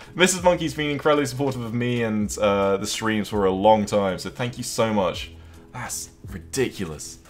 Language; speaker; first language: English; native; English